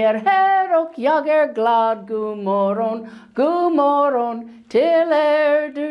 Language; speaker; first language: Swedish; non-native, fluent; English